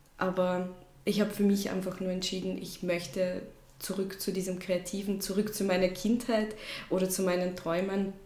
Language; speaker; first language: German; non-native, fluent; Russian